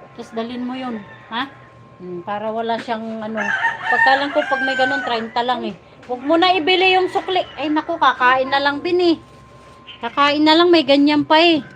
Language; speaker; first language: Filipino; native; Filipino